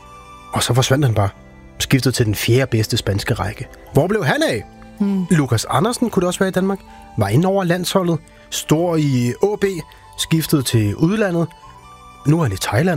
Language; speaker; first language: Danish; native; Danish